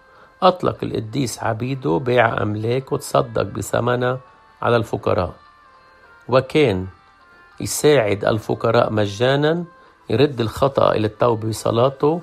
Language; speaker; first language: Arabic; native; Arabic